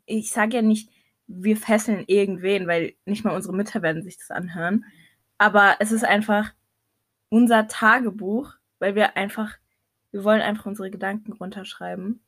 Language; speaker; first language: German; early bilingual, other home language; Arabic